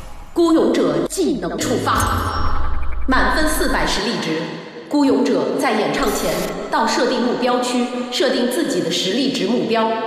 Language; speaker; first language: Chinese; native; Chinese